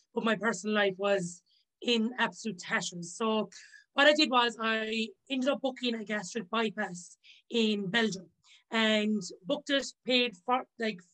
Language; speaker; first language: English; native; English